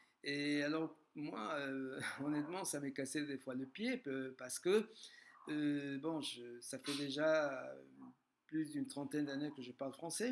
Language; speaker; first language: French; non-native, fluent; Spanish